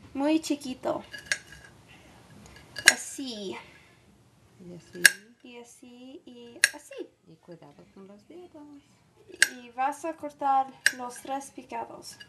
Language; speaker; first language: Spanish; non-native, learner; English